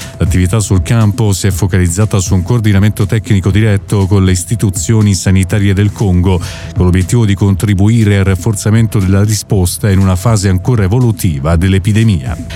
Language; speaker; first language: Italian; native; Italian